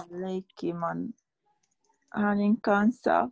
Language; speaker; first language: Finnish; non-native, learner; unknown